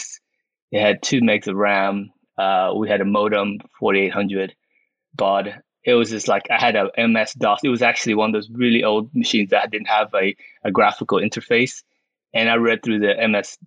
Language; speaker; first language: English; early bilingual, other home language; Min Nan Chinese